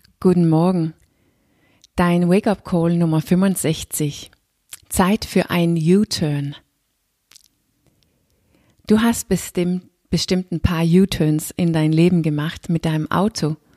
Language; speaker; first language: German; non-native, fluent; Danish